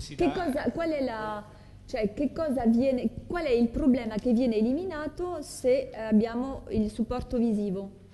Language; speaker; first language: Italian; non-native, fluent; French